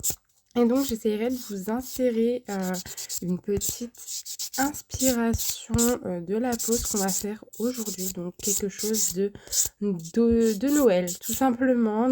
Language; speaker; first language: French; native; French